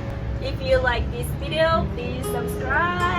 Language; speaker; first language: English; non-native, learner; Japanese